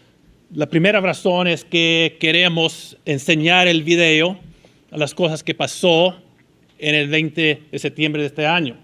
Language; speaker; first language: Spanish; early bilingual, heritage; Spanish